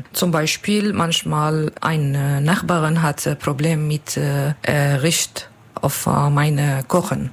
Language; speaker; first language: German; non-native, learner; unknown